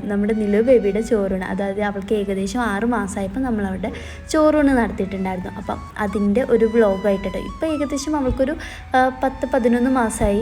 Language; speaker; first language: Malayalam; native; Malayalam